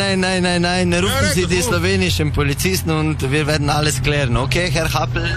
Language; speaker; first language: German; non-native, learner; Slovenian